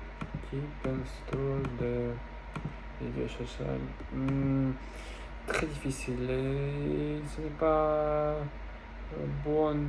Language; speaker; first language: French; non-native, learner; Russian